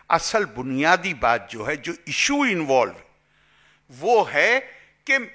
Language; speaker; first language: Hindi; native; Hindi